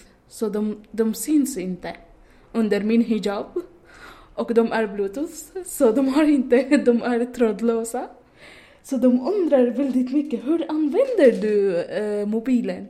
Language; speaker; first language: Swedish; non-native, fluent; Arabic